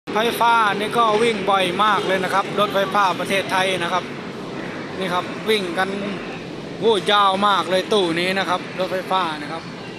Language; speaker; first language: Thai; native; Thai